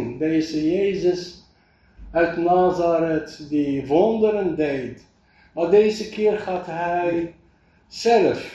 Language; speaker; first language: Dutch; non-native, fluent; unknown